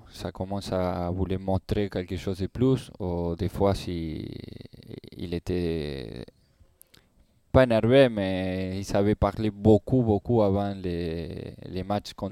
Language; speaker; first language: French; non-native, learner; Spanish